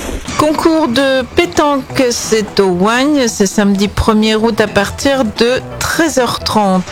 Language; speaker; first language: French; native; French